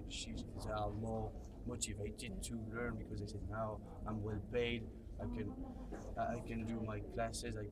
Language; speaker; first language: English; non-native, learner; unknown